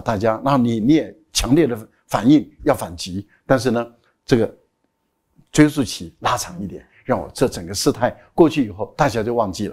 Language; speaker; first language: Chinese; native; Chinese